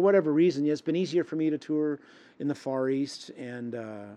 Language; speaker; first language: English; native; English